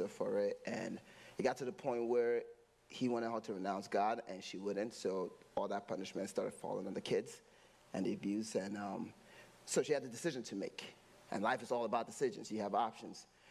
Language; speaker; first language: English; non-native, local second language; Igbo